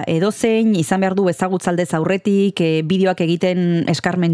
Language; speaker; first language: Basque; native; Basque